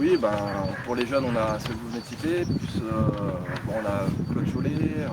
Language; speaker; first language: French; native; French